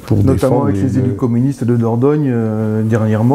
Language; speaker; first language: French; native; French